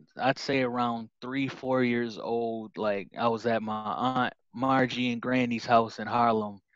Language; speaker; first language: English; native; English